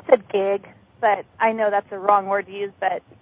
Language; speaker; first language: English; native; English